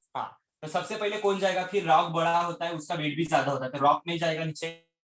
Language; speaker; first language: Hindi; non-native, local second language; Marathi